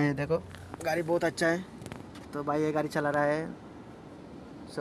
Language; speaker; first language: Hindi; non-native, learner; Bangla